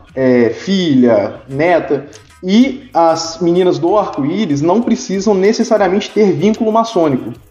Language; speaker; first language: Portuguese; native; Portuguese